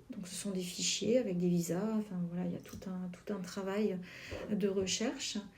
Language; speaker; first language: French; native; French